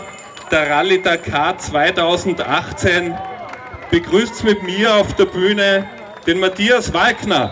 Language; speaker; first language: German; native; German